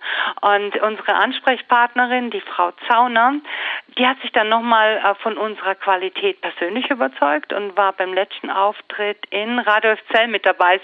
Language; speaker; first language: German; native; German